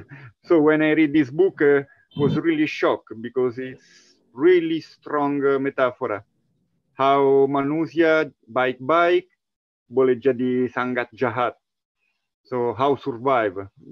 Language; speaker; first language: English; non-native, fluent; Italian